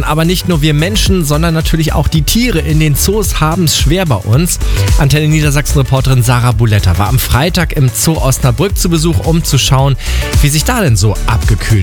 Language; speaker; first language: German; native; German